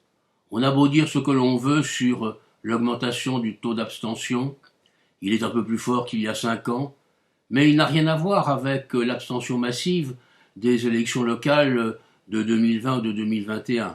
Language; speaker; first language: French; native; French